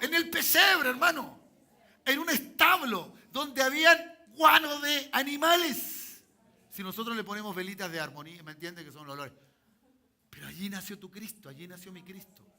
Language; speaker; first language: Spanish; native; Spanish